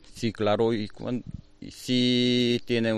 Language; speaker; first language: Spanish; non-native, learner; Korean